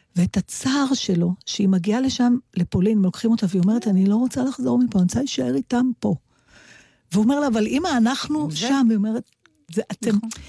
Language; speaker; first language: Hebrew; native; Hebrew